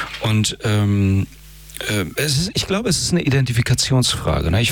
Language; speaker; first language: German; early bilingual, other home language; Persian